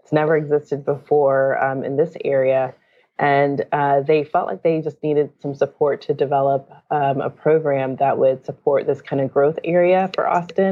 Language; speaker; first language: English; native; English